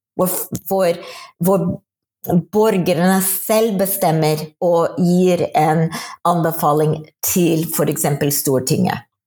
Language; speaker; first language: Norwegian; non-native, fluent; English